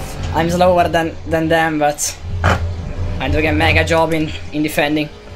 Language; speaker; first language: English; non-native, fluent; Italian